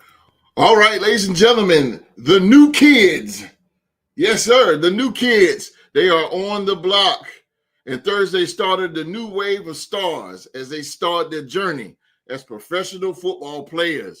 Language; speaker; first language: English; native; English